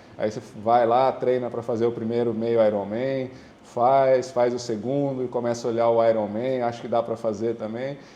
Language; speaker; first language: Portuguese; native; Portuguese